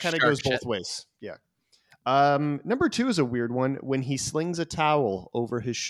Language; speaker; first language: English; native; English